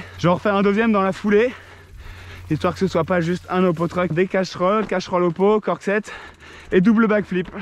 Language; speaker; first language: French; native; French